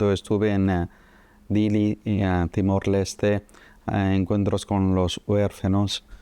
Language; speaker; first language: Spanish; non-native, fluent; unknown